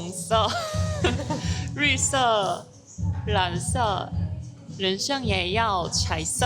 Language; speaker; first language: Chinese; non-native, learner; Korean